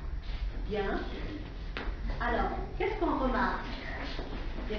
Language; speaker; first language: French; non-native, local second language; Arabic